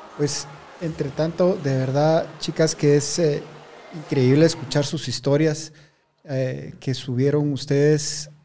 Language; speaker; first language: Spanish; native; Spanish